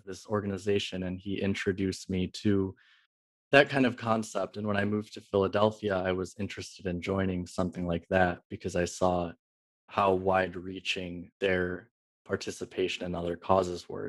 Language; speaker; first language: English; native; English